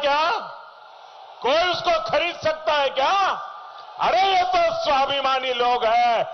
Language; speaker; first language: Hindi; non-native, local second language; Gujarati